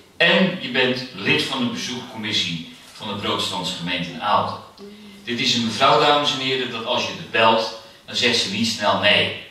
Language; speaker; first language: Dutch; native; Dutch